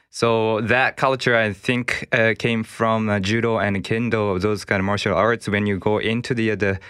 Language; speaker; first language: English; non-native, learner; Japanese